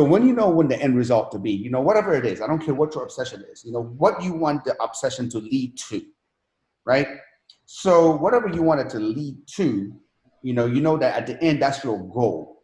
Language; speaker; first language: English; non-native, fluent; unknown